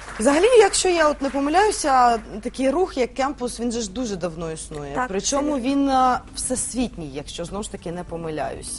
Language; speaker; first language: Ukrainian; native; Ukrainian